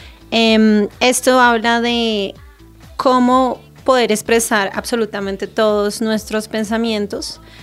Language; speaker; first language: Spanish; native; Spanish